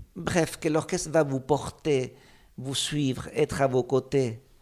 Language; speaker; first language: French; non-native, fluent; Spanish